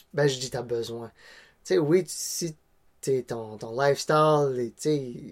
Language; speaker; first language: French; non-native, local second language; Cantonese